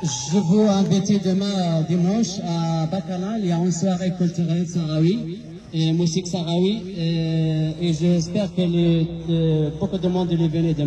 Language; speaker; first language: French; non-native, learner; Arabic